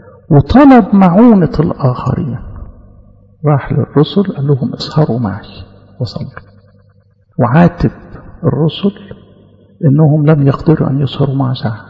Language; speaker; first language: Arabic; native; Arabic